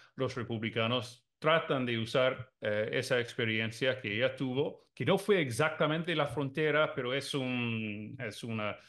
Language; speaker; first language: Spanish; non-native, fluent; English